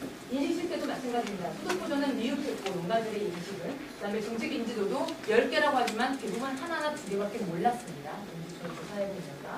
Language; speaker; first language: Korean; native; Korean